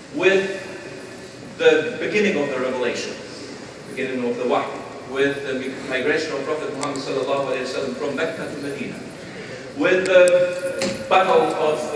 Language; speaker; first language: English; non-native, fluent; Albanian